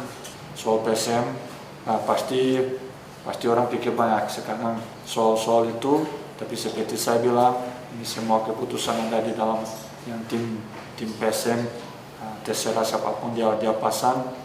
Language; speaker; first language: Indonesian; non-native, fluent; Portuguese